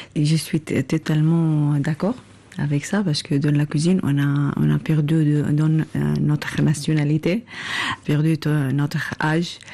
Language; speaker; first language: French; non-native, local second language; Arabic